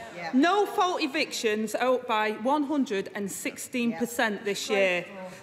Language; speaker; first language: English; native; English